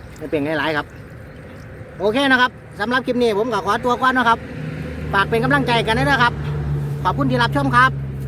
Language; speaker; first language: Thai; native; Thai